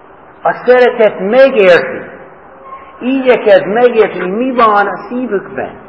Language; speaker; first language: Hungarian; non-native, fluent; English